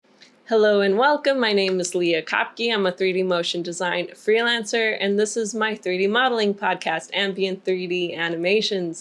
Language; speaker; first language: English; native; English